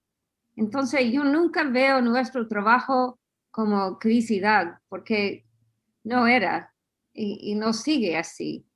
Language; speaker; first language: Spanish; non-native, fluent; English